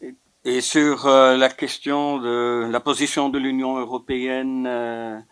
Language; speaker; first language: French; non-native, local second language; Dutch